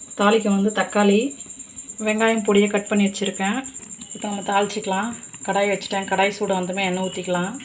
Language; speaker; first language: Tamil; native; Tamil